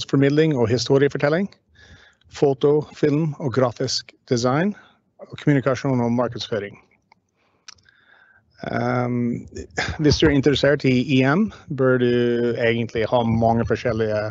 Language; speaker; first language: Norwegian; non-native, fluent; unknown